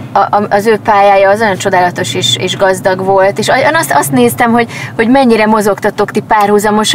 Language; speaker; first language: Hungarian; native; Hungarian